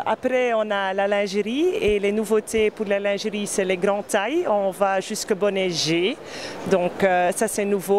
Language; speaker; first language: French; non-native, fluent; Dutch